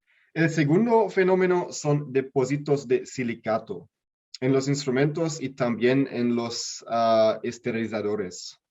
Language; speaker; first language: Spanish; non-native, learner; German